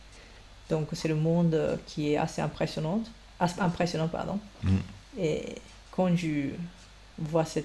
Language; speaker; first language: French; non-native, fluent; Japanese